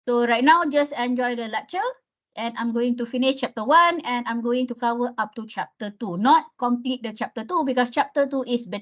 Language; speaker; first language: English; non-native, local second language; Malay